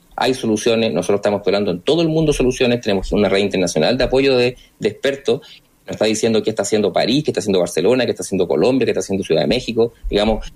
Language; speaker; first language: Spanish; native; Spanish